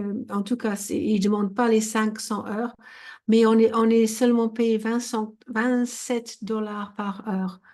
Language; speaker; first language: French; non-native, fluent; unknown